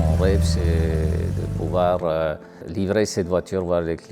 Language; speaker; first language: French; non-native, fluent; Romanian